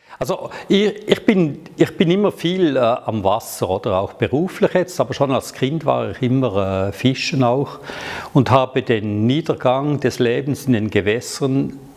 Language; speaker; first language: German; non-native, local second language; French